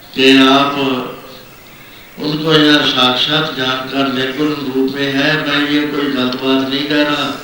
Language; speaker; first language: Hindi; non-native, local second language; Punjabi